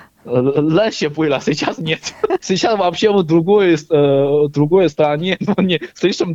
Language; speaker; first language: Russian; non-native, learner; Chinese